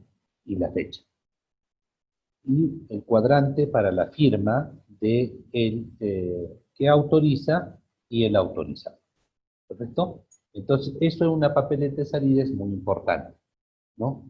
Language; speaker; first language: Spanish; native; Spanish